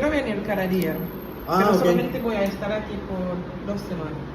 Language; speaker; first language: Spanish; non-native, learner; English